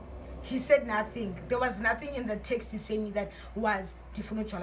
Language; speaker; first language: English; non-native, local second language; Xhosa